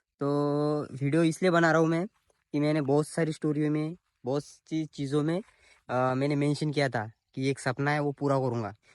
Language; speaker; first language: Hindi; non-native, local second language; Marathi